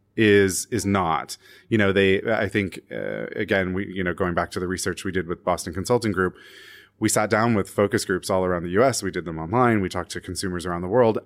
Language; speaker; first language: English; native; English